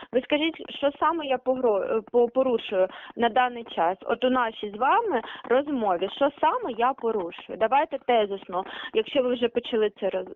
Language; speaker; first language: Ukrainian; native; Ukrainian